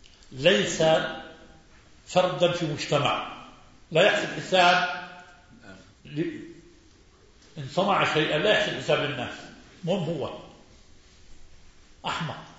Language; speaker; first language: Arabic; native; Arabic